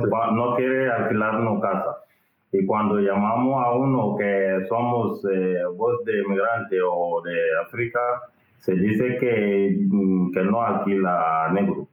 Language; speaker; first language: Spanish; non-native, learner; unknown